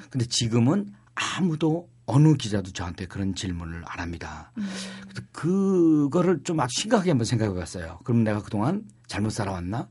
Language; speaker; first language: Korean; native; Korean